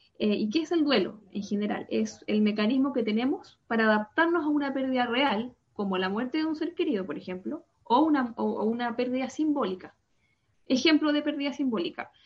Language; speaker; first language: Spanish; native; Spanish